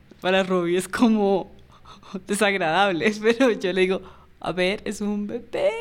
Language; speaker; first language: Spanish; native; Spanish